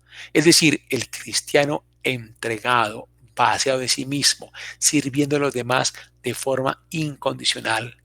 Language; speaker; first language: Spanish; native; Spanish